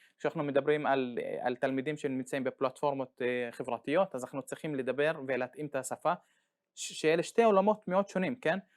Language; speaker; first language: Hebrew; non-native, local second language; Arabic